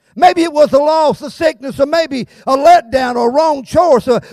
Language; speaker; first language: English; native; English